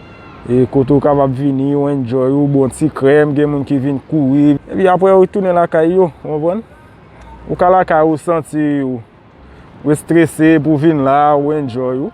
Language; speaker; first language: French; non-native, learner; Haitian Creole